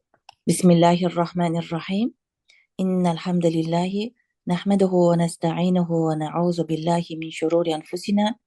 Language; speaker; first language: Arabic; non-native, fluent; Uzbek